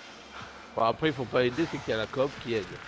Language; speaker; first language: French; native; French